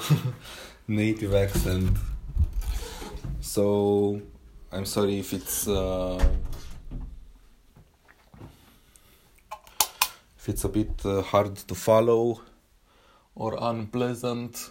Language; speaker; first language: English; non-native, fluent; Romanian